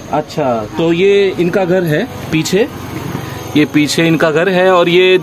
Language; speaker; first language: Hindi; non-native, local second language; Gujarati